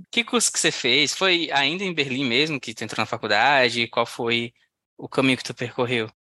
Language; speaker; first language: Portuguese; native; Portuguese